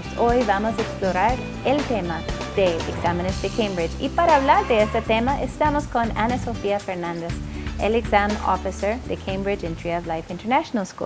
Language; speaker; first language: Spanish; non-native, fluent; English